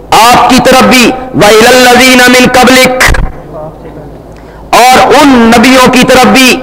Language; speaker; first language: Urdu; non-native, local second language; Punjabi